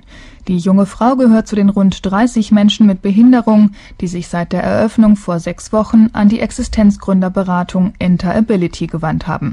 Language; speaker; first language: German; native; German